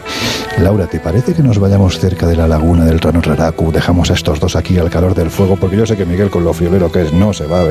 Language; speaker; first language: Spanish; native; Spanish